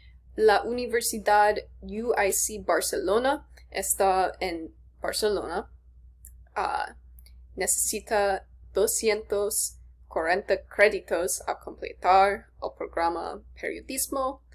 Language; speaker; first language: Spanish; non-native, learner; English